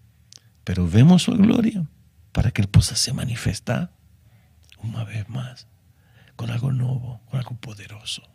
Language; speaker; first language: Spanish; non-native, fluent; Portuguese